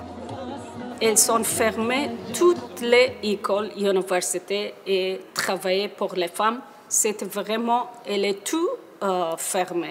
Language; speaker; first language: French; non-native, learner; Persian